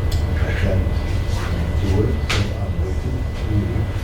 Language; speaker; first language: English; non-native, learner; Arabic